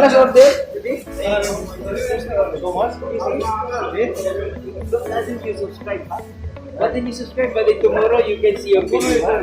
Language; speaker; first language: English; non-native, local second language; Filipino